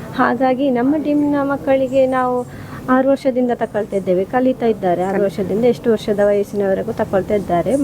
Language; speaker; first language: Kannada; non-native, local second language; Tulu